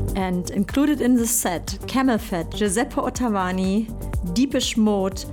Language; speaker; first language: English; non-native, fluent; German